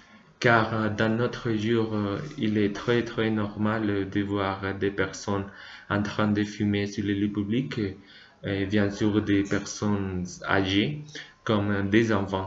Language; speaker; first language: French; non-native, learner; Spanish